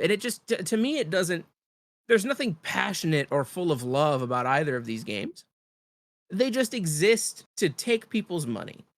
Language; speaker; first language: English; native; English